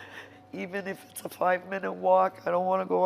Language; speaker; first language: English; non-native, local second language; French